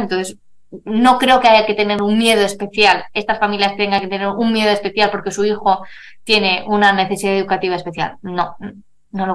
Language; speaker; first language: Spanish; native; Spanish